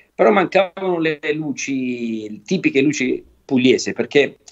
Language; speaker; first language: Italian; native; Italian